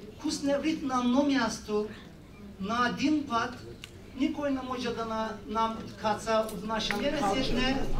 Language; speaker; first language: Bulgarian; non-native, local second language; Turkish